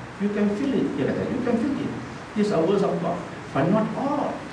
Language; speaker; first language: English; non-native, local second language; Malay